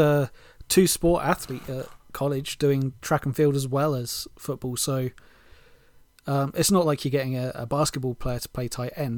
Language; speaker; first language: English; native; English